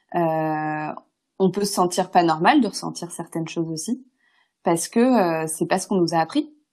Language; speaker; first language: French; native; French